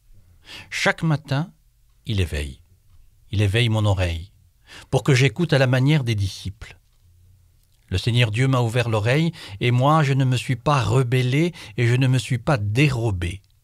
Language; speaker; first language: French; native; French